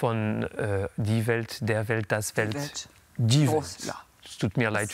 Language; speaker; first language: German; non-native, learner; French